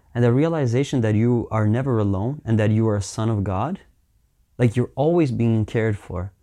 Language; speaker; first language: English; early bilingual, heritage; Finnish